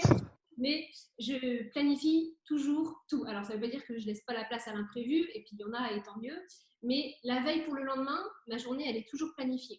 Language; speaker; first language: French; native; French